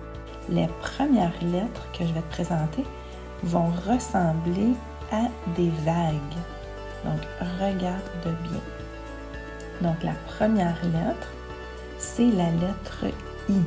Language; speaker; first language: French; native; French